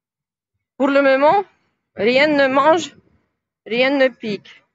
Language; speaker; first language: French; non-native, fluent; Russian